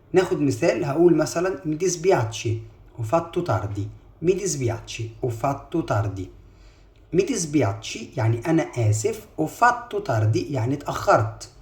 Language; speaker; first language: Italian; non-native, fluent; Arabic